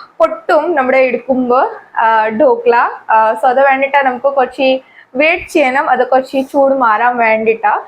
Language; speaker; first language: Malayalam; non-native, learner; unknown